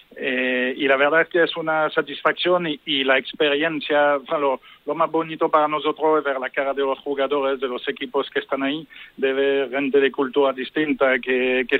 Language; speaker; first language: Spanish; non-native, fluent; French